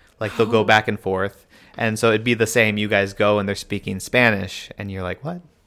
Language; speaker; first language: English; native; English